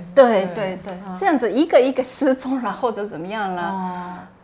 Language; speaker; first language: Chinese; non-native, fluent; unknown